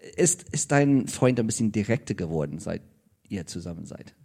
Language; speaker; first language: German; non-native, fluent; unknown